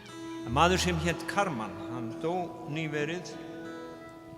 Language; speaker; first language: Icelandic; non-native, fluent; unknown